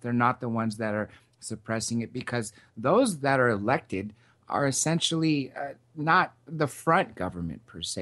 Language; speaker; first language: English; native; English